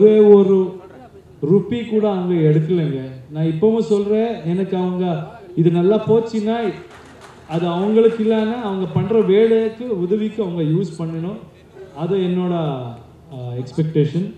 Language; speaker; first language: Tamil; non-native, learner; Kannada